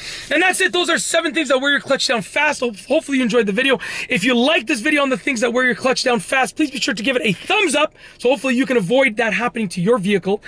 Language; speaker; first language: English; native; English